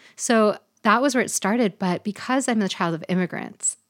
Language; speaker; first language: English; native; English